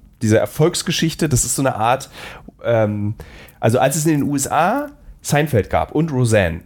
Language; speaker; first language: German; native; German